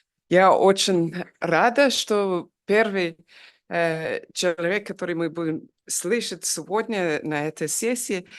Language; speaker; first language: Russian; non-native, fluent; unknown